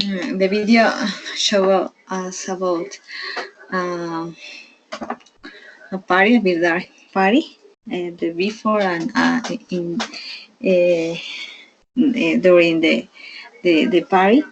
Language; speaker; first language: English; non-native, learner; Spanish